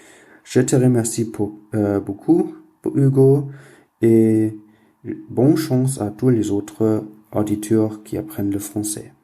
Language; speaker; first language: French; non-native, learner; German